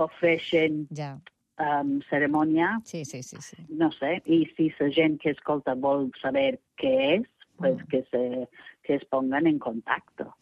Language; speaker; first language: Catalan; non-native, fluent; English